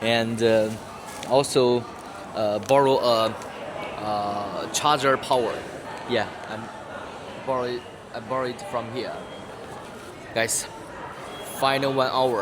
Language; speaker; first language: English; non-native, learner; Chinese